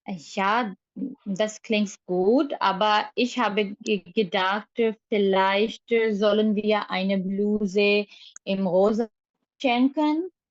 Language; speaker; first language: German; non-native, learner; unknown